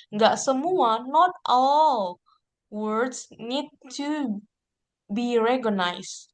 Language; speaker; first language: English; non-native, fluent; Indonesian